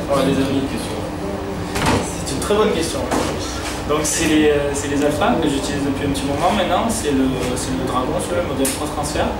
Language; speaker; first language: French; native; French